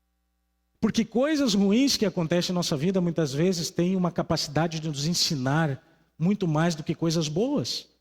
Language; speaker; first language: Portuguese; native; Portuguese